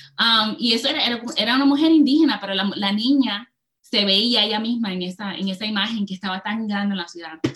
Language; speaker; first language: Spanish; early bilingual, heritage; Spanish